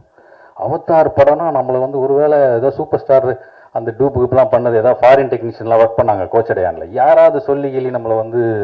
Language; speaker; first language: Tamil; native; Tamil